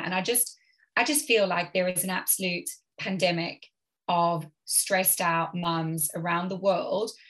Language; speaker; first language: English; native; English